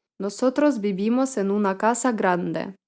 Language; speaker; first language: Spanish; non-native, fluent; Ukrainian